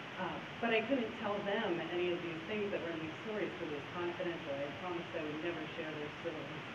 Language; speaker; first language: English; native; English